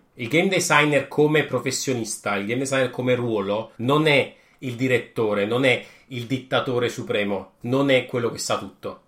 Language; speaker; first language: Italian; native; Italian